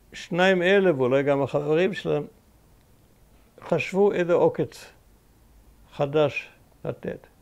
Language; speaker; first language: Hebrew; early bilingual, other home language; German